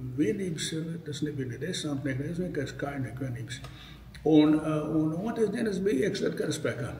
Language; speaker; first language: Latvian; native; Latvian